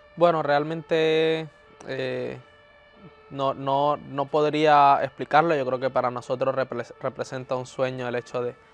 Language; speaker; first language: Spanish; native; Spanish